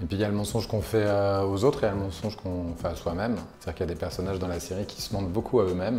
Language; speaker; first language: French; native; French